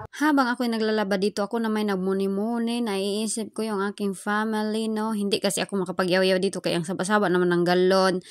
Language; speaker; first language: Filipino; non-native, local second language; Cebuano